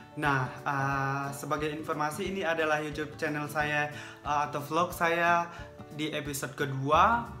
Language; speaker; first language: Indonesian; native; Indonesian